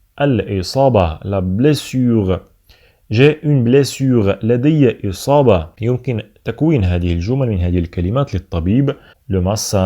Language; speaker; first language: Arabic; native; Arabic